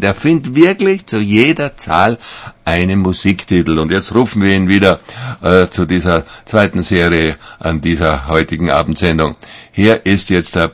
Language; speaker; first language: German; native; German